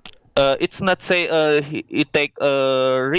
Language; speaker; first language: English; non-native, learner; Indonesian